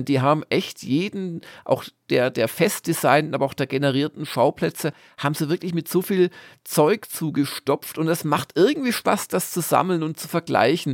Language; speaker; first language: German; native; German